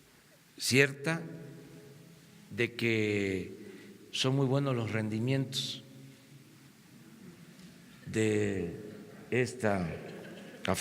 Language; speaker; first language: Spanish; native; Spanish